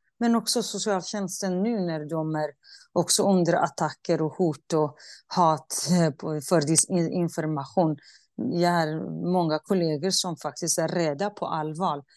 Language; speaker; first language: Swedish; non-native, fluent; Central Kurdish